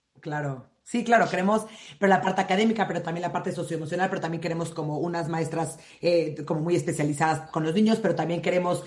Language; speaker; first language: Spanish; native; Spanish